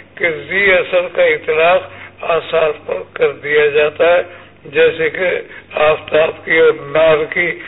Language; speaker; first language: Urdu; native; Urdu